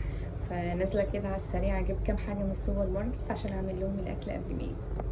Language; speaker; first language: Arabic; native; Arabic